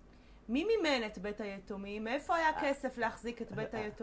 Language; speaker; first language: Hebrew; native; Hebrew